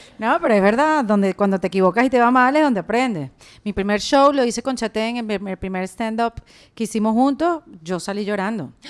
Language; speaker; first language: Spanish; native; Spanish